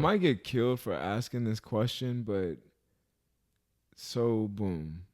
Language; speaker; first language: English; native; English